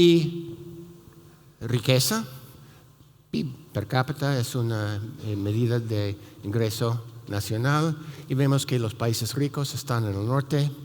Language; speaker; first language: Spanish; non-native, fluent; English